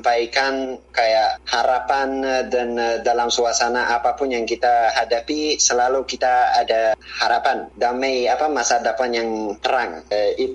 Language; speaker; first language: Indonesian; non-native, fluent; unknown